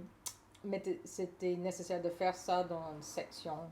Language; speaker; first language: French; non-native, learner; English